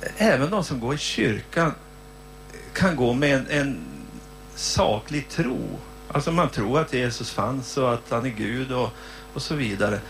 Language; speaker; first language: Swedish; native; Swedish